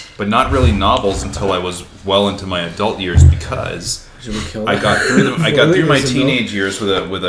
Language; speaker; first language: English; native; English